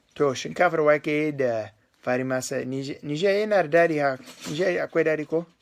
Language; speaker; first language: Hausa; non-native, learner; English